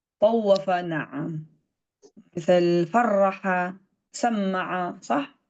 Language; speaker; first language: Arabic; non-native, fluent; Indonesian